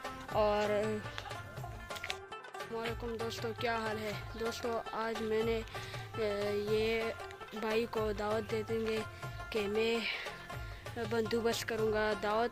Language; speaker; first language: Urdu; non-native, local second language; Pashto